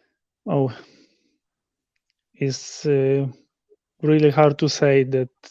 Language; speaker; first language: English; non-native, learner; Polish